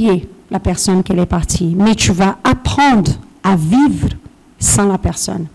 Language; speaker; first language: French; non-native, fluent; Portuguese